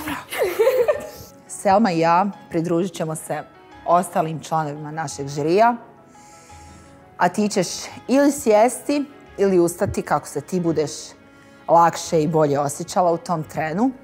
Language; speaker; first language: Croatian; native; Croatian